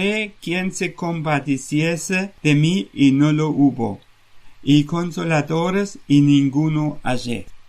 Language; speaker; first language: Spanish; non-native, fluent; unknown